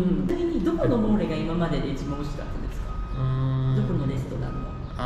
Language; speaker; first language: Japanese; native; Japanese